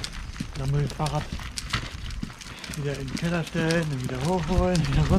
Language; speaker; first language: German; native; German